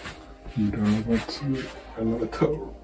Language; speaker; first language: English; native; English